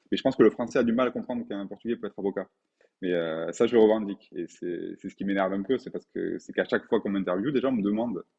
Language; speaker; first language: French; native; French